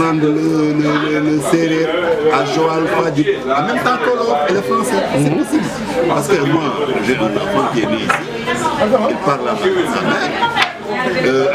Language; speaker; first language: French; non-native, local second language; Wolof